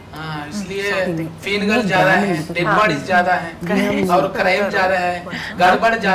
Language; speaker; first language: Hindi; non-native, local second language; Telugu